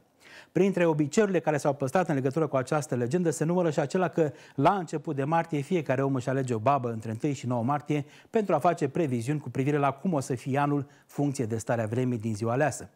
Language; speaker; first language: Romanian; native; Romanian